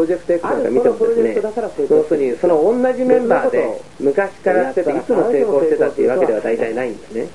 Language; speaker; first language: Japanese; native; Japanese